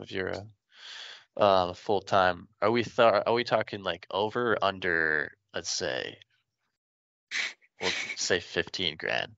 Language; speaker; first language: English; non-native, fluent; French